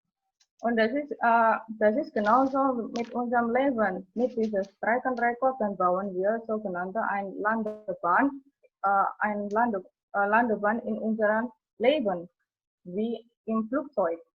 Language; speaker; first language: German; non-native, fluent; Indonesian